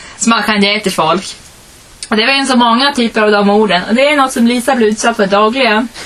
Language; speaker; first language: Swedish; early bilingual, other home language; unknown